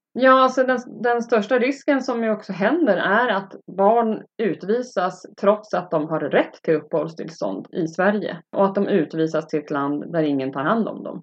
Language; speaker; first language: Swedish; native; Swedish